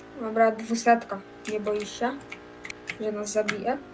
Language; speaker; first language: Polish; native; Polish